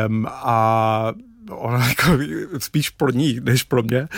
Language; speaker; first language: Czech; non-native, fluent; English